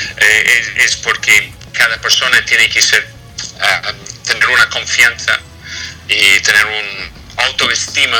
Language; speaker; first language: Spanish; non-native, fluent; English